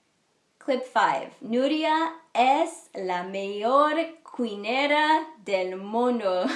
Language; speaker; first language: Spanish; non-native, learner; English